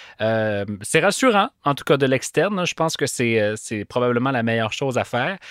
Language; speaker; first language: French; native; French